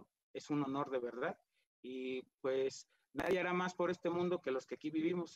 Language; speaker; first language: Spanish; native; Spanish